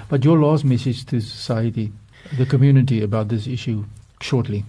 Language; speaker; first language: English; non-native, local second language; Afrikaans